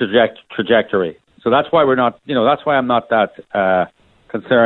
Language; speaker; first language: English; native; English